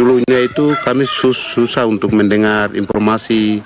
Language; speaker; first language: Indonesian; non-native, local second language; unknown